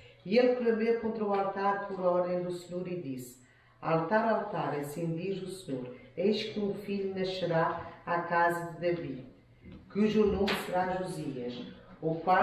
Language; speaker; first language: Portuguese; native; Portuguese